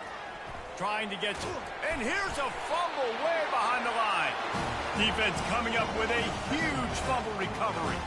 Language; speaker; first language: English; native; English